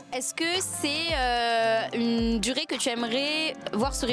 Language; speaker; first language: French; native; French